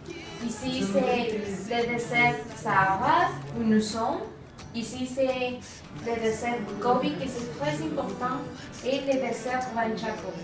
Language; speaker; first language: French; non-native, learner; Spanish